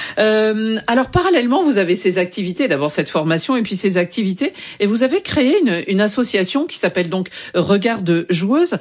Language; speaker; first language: French; native; French